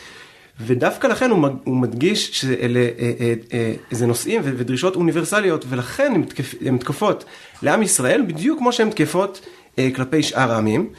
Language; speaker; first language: Hebrew; native; Hebrew